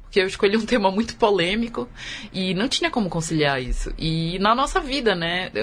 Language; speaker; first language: Portuguese; native; Portuguese